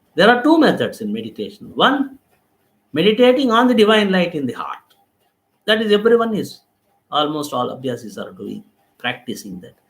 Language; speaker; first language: English; non-native, local second language; Telugu